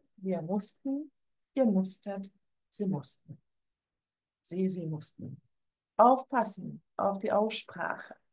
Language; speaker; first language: German; non-native, fluent; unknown